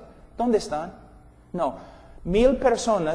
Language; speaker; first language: Spanish; non-native, fluent; English